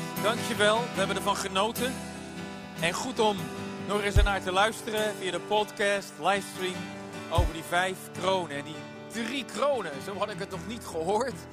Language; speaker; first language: Dutch; native; Dutch